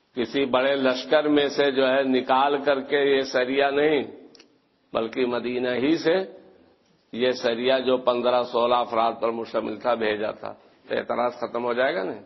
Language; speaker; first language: Urdu; native; Urdu